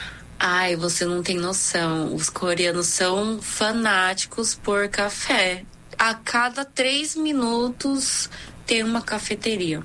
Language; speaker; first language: Portuguese; non-native, fluent; Korean